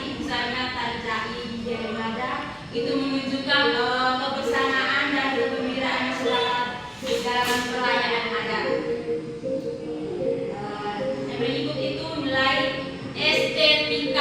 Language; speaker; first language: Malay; non-native, local second language; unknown